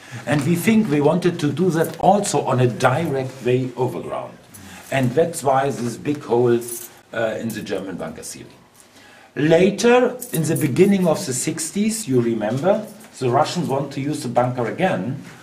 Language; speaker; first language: English; non-native, fluent; German